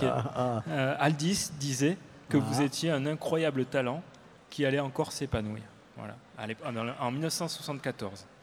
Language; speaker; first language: French; native; French